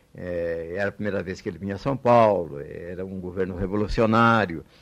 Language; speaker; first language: Portuguese; native; Portuguese